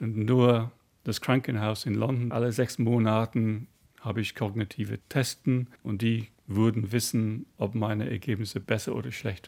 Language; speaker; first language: German; non-native, fluent; English